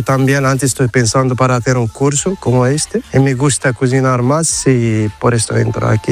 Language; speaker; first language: Spanish; non-native, learner; Arabic